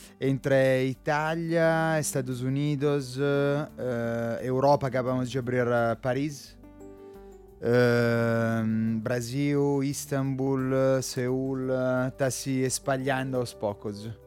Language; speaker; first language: Portuguese; non-native, fluent; Italian